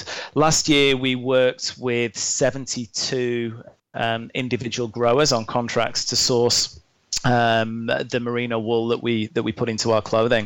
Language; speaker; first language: English; native; English